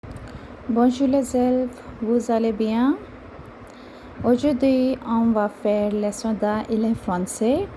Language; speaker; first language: French; non-native, fluent; Hindi